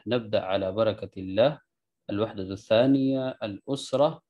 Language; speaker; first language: Arabic; non-native, fluent; Urdu